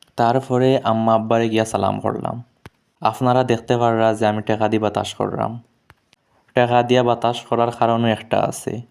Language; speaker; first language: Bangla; native; Bangla